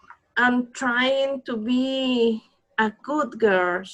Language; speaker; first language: English; non-native, learner; Spanish